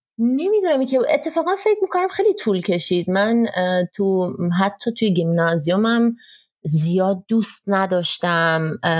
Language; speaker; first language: Persian; early bilingual, heritage; Persian